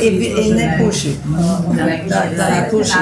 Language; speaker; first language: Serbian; early bilingual, heritage; Serbian